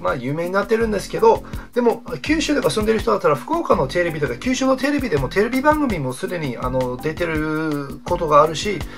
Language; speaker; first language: Japanese; non-native, fluent; English